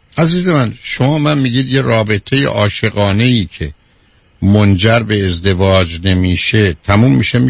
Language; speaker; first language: Persian; native; Persian